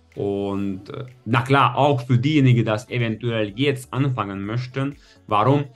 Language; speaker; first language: German; non-native, fluent; Hungarian